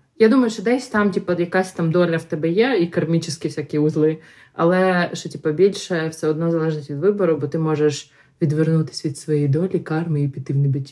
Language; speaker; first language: Ukrainian; non-native, local second language; Russian